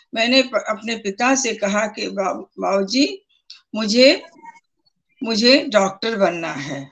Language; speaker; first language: Hindi; native; Hindi